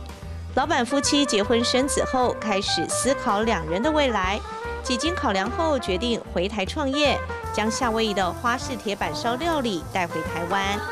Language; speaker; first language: Chinese; native; Chinese